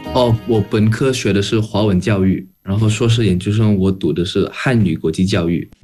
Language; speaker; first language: Chinese; non-native, fluent; Indonesian